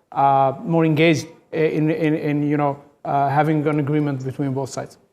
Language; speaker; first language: English; non-native, fluent; Albanian